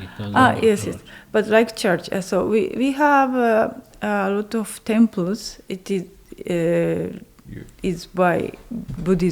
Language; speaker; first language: English; non-native, learner; Japanese